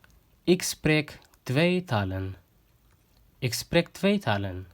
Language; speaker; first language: Dutch; non-native, fluent; Tigrinya